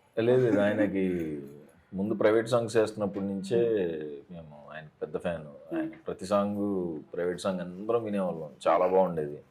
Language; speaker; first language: Telugu; native; Telugu